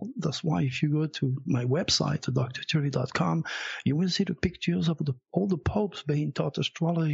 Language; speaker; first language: English; non-native, fluent; French